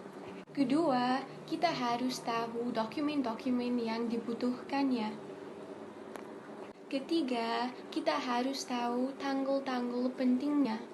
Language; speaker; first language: Indonesian; non-native, learner; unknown